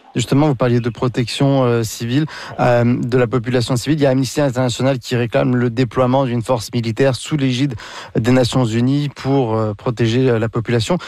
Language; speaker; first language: French; native; French